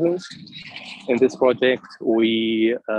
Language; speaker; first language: English; non-native, fluent; Arabic